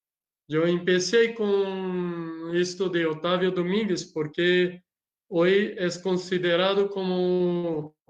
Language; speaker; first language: Spanish; non-native, learner; Portuguese